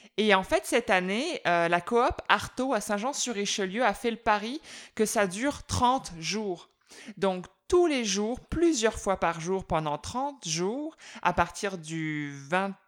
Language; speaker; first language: French; native; French